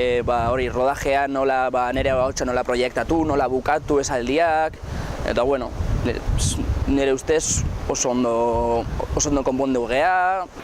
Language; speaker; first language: Basque; non-native, local second language; Spanish